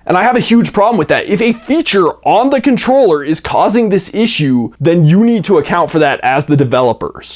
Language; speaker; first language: English; native; English